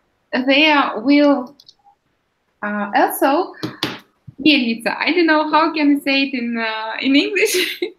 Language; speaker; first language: English; non-native, fluent; Russian